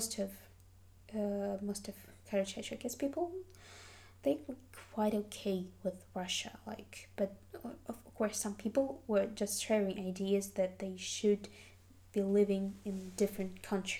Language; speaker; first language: English; non-native, fluent; Adyghe